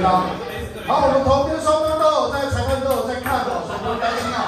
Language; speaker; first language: Chinese; native; Chinese